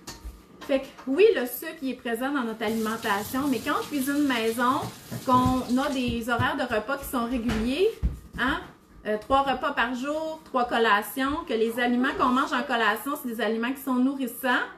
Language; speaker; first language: French; native; French